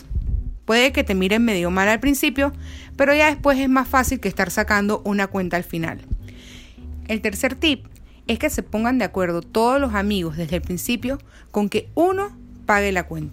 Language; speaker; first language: Spanish; native; Spanish